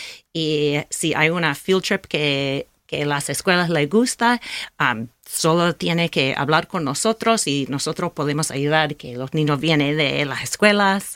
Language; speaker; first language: Spanish; non-native, learner; English